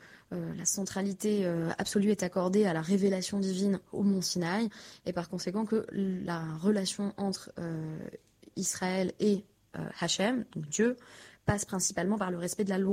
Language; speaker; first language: French; native; French